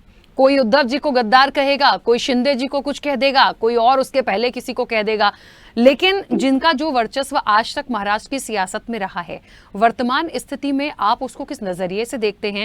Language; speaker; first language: Hindi; native; Hindi